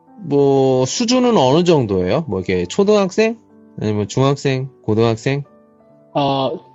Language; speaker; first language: Korean; non-native, fluent; Chinese